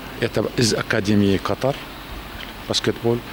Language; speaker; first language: Russian; non-native, learner; Arabic